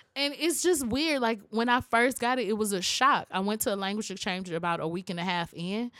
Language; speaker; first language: English; native; English